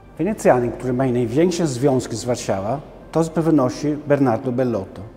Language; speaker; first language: Polish; non-native, fluent; Italian